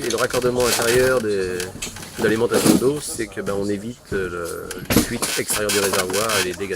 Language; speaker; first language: French; native; French